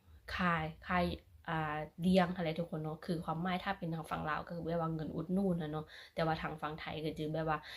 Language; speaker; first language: Thai; non-native, local second language; Lao